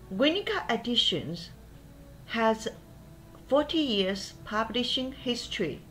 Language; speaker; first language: English; non-native, fluent; Chinese